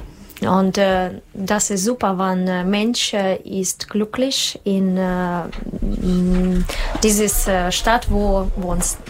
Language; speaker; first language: German; non-native, learner; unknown